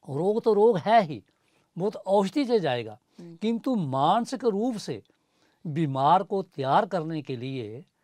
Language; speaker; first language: Hindi; native; Hindi